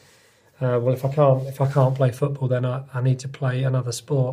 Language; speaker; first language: English; native; English